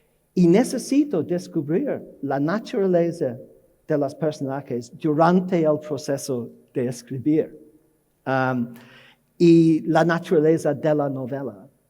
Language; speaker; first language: Spanish; non-native, learner; English